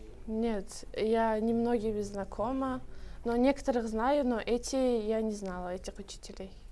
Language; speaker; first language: Russian; non-native, local second language; Uzbek